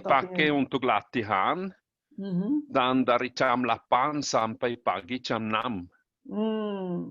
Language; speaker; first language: Indonesian; non-native, learner; German